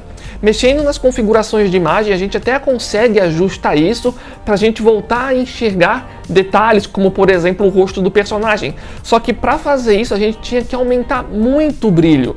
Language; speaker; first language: Portuguese; native; Portuguese